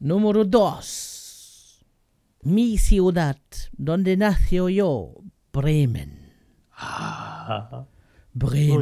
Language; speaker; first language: Spanish; non-native, fluent; German